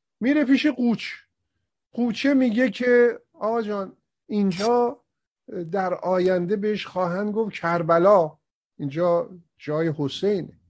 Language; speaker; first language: Persian; native; Persian